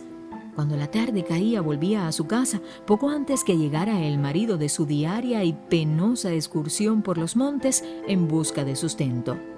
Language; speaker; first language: Spanish; native; Spanish